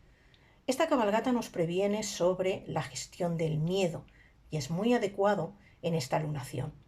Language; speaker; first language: Spanish; native; Spanish